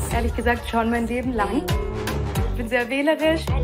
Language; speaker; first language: German; native; German